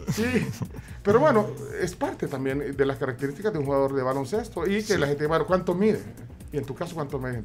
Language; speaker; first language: Spanish; native; Spanish